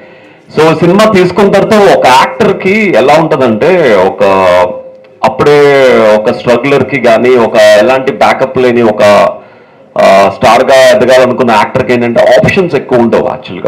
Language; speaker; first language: Telugu; native; Telugu